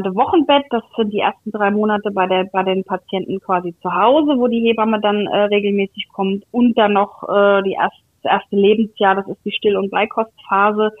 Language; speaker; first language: German; native; German